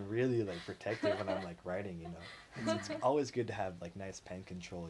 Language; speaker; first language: English; native; English